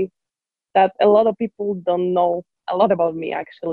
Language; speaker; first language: English; non-native, fluent; Polish